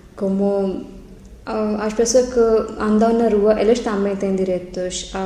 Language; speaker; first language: Portuguese; non-native, learner; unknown